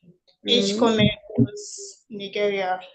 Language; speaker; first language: German; non-native, learner; Igbo